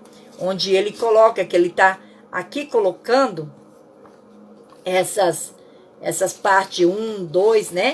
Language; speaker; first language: Portuguese; native; Portuguese